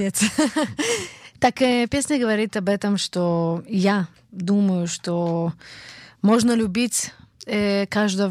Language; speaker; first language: Russian; early bilingual, heritage; Russian